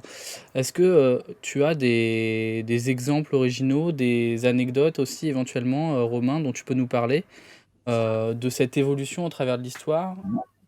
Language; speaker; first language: French; native; French